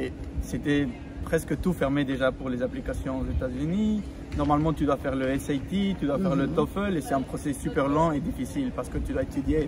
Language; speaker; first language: French; non-native, fluent; Spanish